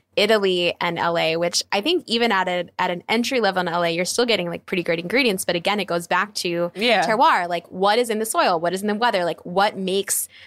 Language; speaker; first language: English; native; English